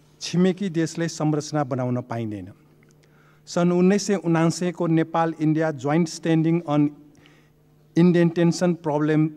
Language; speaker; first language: Nepali; non-native, local second language; Newari